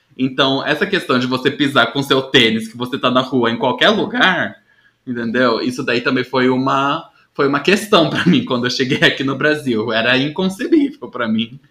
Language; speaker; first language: Portuguese; early bilingual, heritage; Portuguese